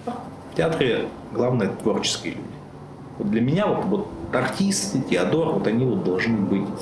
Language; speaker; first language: Russian; native; Russian